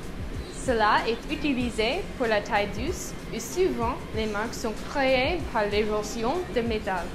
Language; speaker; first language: French; non-native, learner; English